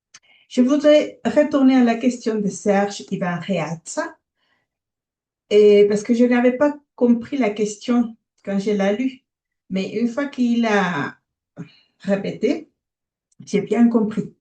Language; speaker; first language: French; non-native, fluent; Spanish